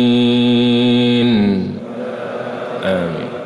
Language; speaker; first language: Arabic; native; Arabic